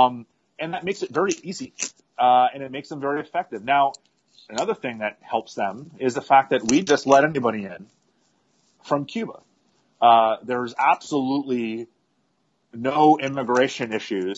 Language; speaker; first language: English; native; English